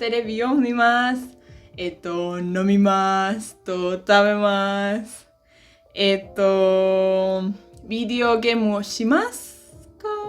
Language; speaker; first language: Japanese; non-native, learner; Spanish